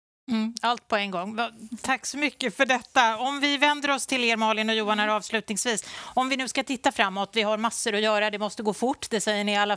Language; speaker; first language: Swedish; native; Swedish